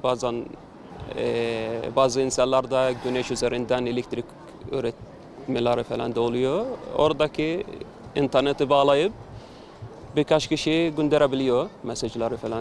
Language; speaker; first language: Turkish; non-native, fluent; Arabic